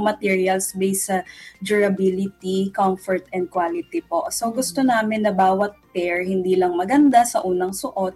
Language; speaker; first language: Filipino; native; Filipino